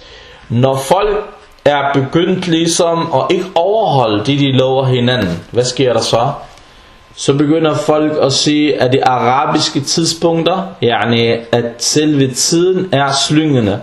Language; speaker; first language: Danish; non-native, fluent; Arabic